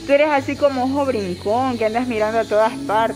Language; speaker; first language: Spanish; native; Spanish